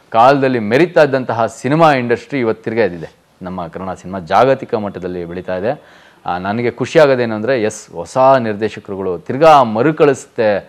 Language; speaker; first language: Kannada; native; Kannada